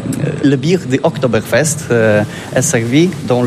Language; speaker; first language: French; non-native, learner; Polish